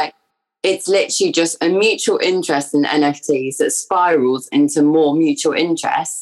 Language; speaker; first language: English; native; English